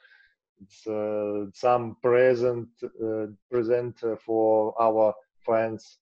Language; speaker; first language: English; non-native, learner; Russian